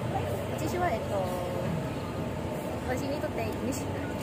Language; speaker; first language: Japanese; non-native, learner; Vietnamese